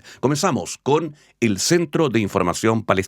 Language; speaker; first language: Spanish; native; Spanish